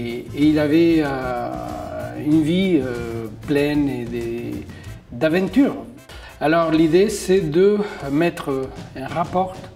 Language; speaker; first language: French; non-native, fluent; Spanish